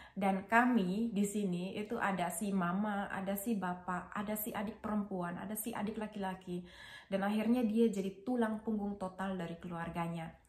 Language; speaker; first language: Indonesian; native; Indonesian